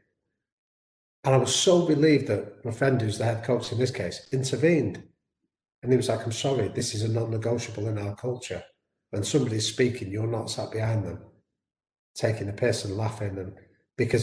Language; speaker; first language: English; native; English